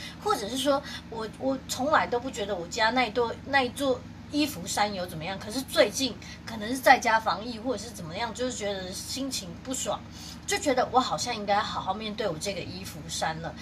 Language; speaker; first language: Chinese; native; Chinese